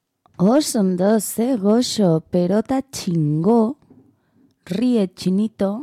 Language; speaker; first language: Basque; non-native, learner; Spanish